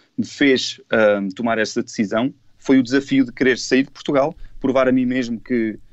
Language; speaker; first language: Portuguese; native; Portuguese